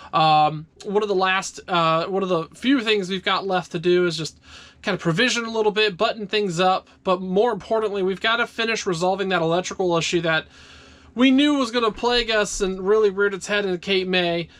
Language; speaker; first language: English; native; English